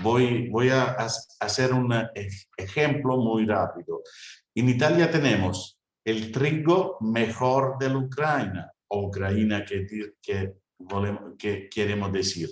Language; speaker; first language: Spanish; non-native, fluent; Italian